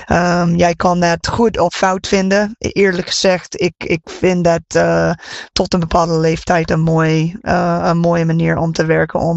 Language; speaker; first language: Dutch; non-native, fluent; English